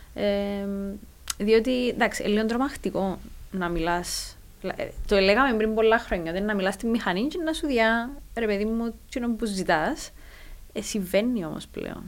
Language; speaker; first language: Greek; native; Greek